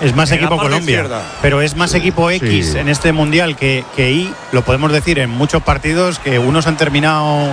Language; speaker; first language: Spanish; native; Spanish